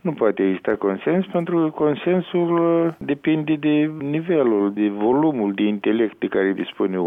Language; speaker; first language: Romanian; native; Romanian